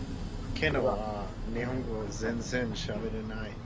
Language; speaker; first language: Japanese; non-native, learner; English